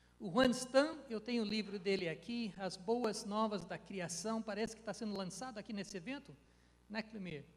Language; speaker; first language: Portuguese; non-native, fluent; English